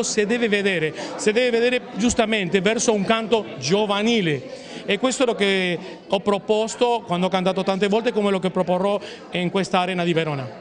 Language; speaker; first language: Italian; non-native, fluent; Spanish